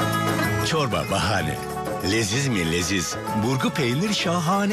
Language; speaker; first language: Turkish; native; Turkish